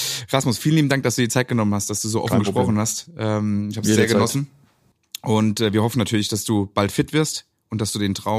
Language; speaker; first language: German; native; German